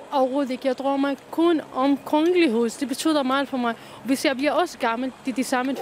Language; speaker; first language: Danish; non-native, learner; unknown